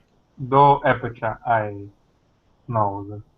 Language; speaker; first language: English; non-native, learner; Russian